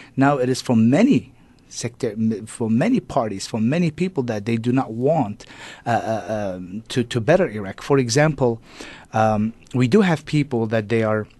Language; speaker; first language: English; non-native, fluent; Arabic